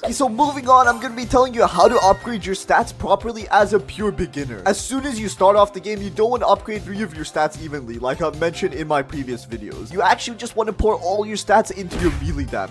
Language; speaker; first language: English; native; English